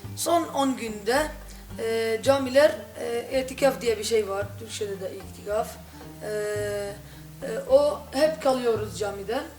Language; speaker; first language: Turkish; non-native, fluent; Arabic